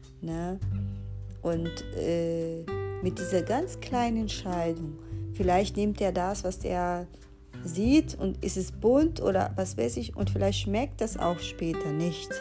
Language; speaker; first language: German; non-native, fluent; Portuguese